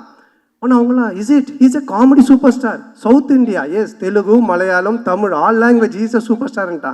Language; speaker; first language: Tamil; native; Tamil